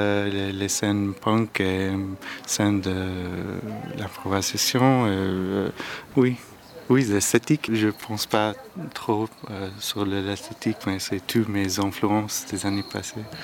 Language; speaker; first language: French; non-native, learner; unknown